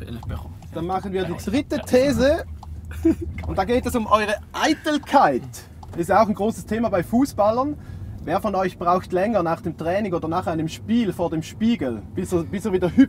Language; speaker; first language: German; native; German